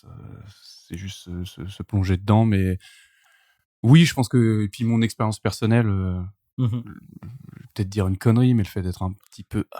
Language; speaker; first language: French; native; French